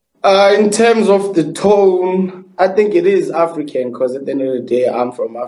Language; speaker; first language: English; non-native, local second language; Zulu